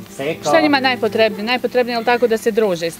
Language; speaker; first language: Serbian; native; Serbian